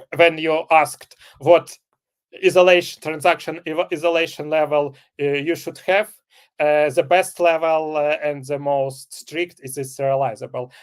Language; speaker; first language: English; non-native, fluent; Ukrainian